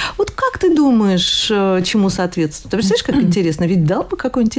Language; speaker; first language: Russian; native; Russian